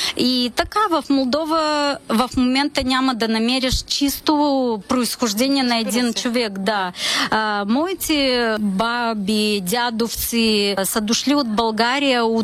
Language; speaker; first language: Bulgarian; early bilingual, heritage; Bulgarian